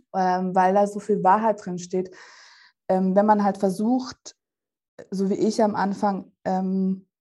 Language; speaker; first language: German; early bilingual, other home language; Russian